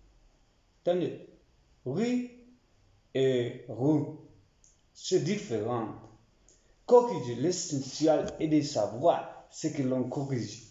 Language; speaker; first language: French; non-native, learner; Spanish